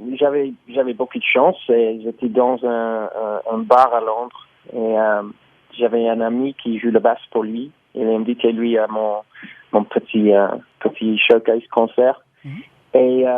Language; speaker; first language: French; non-native, learner; English